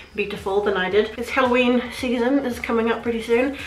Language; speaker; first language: English; native; English